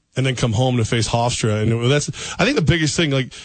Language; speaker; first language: English; native; English